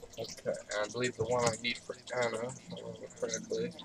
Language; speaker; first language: English; native; English